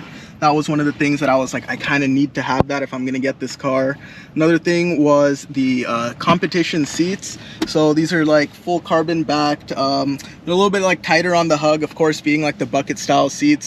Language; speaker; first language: English; native; English